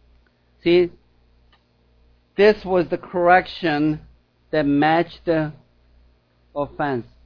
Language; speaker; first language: English; non-native, fluent; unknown